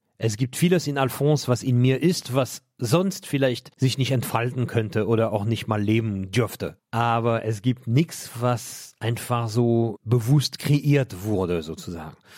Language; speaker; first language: German; non-native, fluent; French